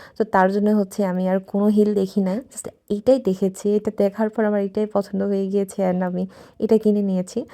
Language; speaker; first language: Bangla; native; Bangla